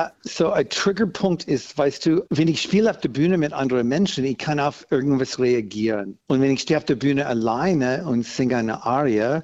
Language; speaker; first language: German; non-native, fluent; English